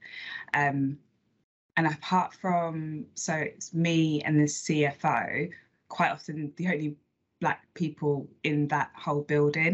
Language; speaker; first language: English; native; English